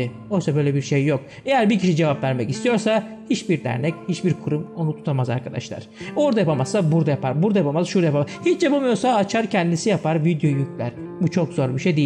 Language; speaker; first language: Turkish; native; Turkish